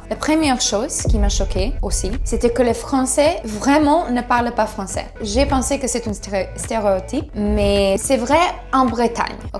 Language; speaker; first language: French; non-native, learner; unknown